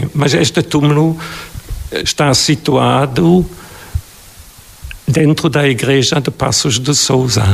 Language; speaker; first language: Portuguese; non-native, fluent; German